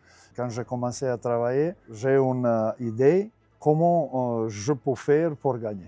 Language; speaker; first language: French; non-native, learner; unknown